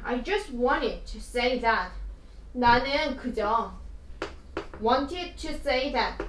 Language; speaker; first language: English; non-native, fluent; Korean